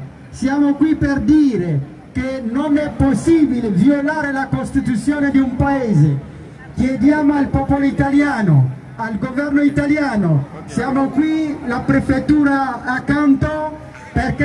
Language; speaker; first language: Italian; non-native, fluent; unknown